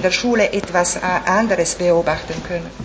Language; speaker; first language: German; non-native, fluent; Italian